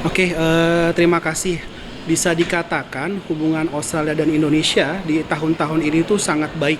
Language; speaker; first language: Indonesian; native; Indonesian